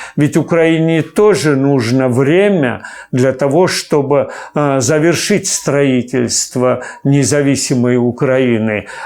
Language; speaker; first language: Russian; non-native, local second language; Crimean Tatar